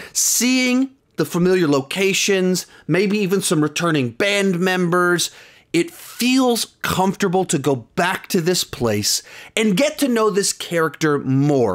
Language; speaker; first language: English; native; English